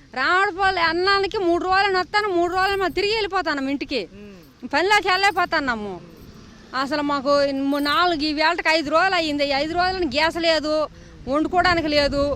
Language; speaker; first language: Telugu; native; Telugu